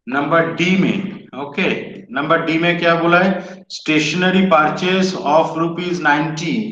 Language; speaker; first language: Hindi; non-native, local second language; Bangla